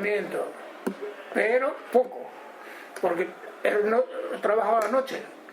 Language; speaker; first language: Spanish; non-native, learner; Japanese